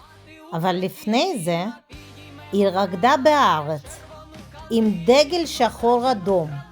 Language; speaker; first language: Hebrew; non-native, fluent; Russian